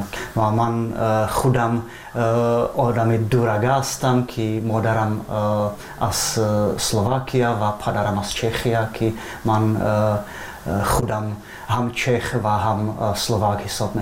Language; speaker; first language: Persian; non-native, fluent; Czech